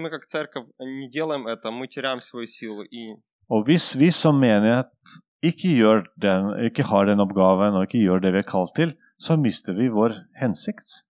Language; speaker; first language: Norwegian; non-native, fluent; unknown